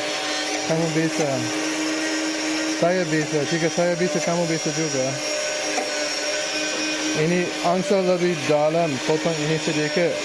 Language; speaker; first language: Indonesian; non-native, learner; English